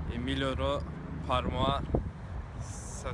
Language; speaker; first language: French; non-native, learner; Turkish